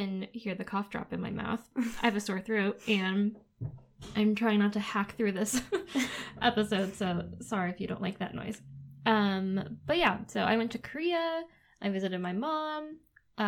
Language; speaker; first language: English; native; English